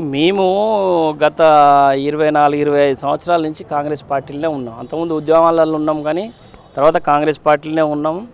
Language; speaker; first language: Telugu; native; Telugu